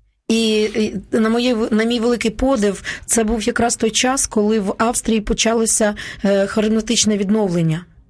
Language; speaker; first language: Ukrainian; native; Ukrainian